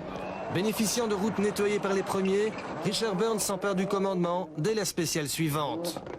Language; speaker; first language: French; native; French